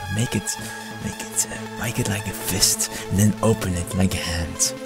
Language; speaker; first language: English; non-native, fluent; Dutch